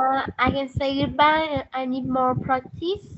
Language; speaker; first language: English; non-native, learner; Vietnamese